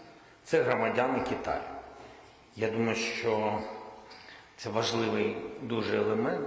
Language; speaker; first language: Ukrainian; non-native, local second language; Russian